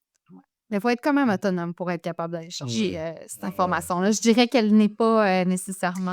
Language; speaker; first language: French; native; French